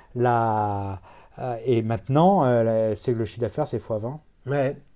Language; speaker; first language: French; native; French